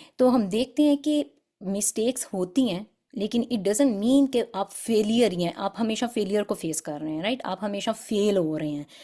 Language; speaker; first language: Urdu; non-native, local second language; Punjabi